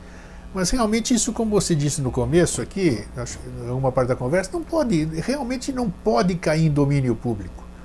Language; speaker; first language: Portuguese; native; Portuguese